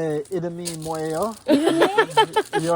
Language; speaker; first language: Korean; non-native, learner; English